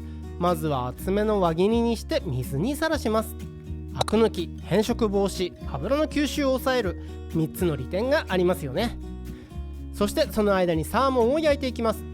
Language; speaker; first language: Japanese; native; Japanese